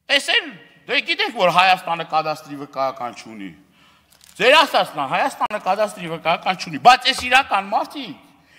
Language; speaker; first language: Armenian; native; Armenian